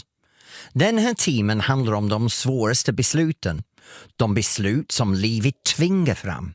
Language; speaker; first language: Swedish; non-native, fluent; English